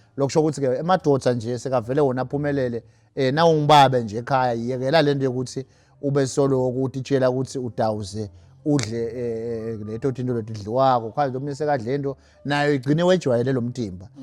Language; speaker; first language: Zulu; non-native, local second language; Swati